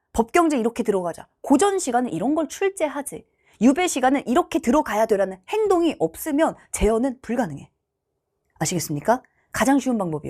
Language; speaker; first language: Korean; native; Korean